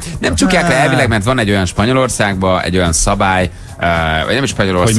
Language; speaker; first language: Hungarian; native; Hungarian